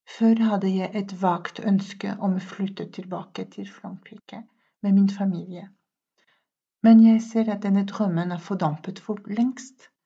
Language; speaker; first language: Norwegian; non-native, fluent; French